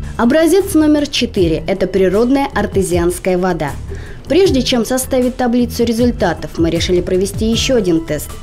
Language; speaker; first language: Russian; native; Russian